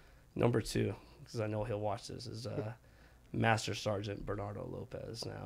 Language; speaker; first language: English; early bilingual, other home language; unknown